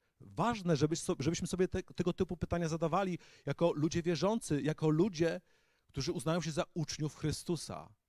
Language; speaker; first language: Polish; native; Polish